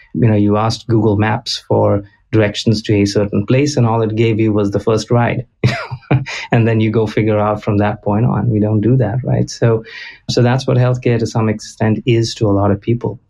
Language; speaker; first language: English; non-native, local second language; Konkani